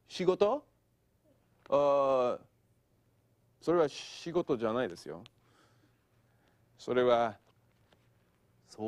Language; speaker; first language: Japanese; non-native, fluent; English